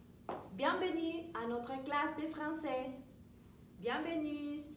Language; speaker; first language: French; non-native, fluent; Spanish